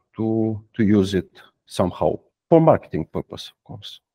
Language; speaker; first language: English; non-native, fluent; Bulgarian